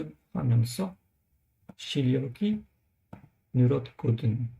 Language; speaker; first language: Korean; non-native, learner; English